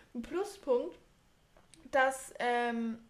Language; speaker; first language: German; native; German